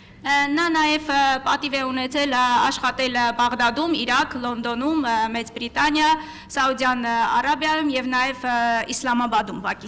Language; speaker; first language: Armenian; native; Armenian